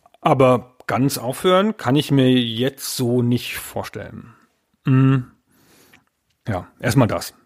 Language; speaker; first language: German; native; German